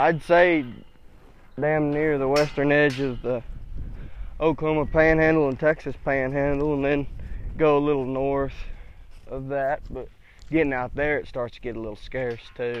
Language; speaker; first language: English; native; English